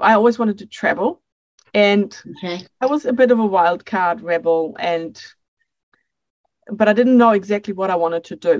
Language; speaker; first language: English; non-native, fluent; German